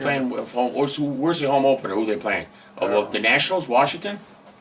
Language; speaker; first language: English; native; English